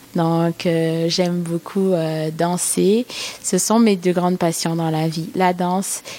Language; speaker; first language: French; native; French